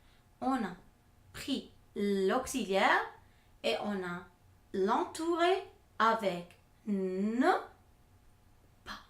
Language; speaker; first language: French; non-native, fluent; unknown